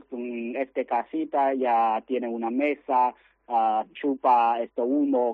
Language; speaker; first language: Spanish; non-native, learner; Chinese